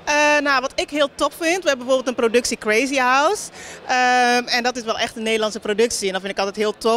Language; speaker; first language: Dutch; native; Dutch